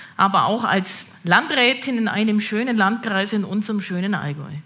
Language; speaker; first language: German; native; German